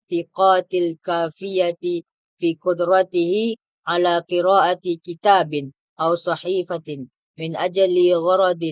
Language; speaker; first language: Arabic; non-native, learner; Indonesian